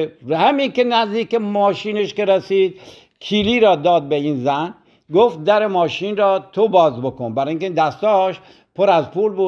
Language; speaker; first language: Persian; native; Persian